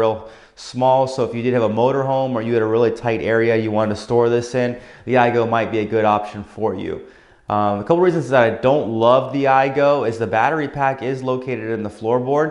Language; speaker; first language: English; native; English